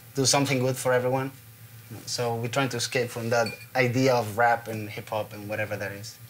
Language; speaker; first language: English; non-native, fluent; Spanish